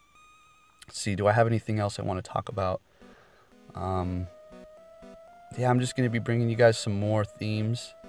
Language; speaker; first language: English; native; English